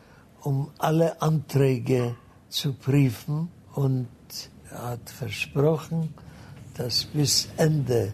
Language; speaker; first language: German; non-native, fluent; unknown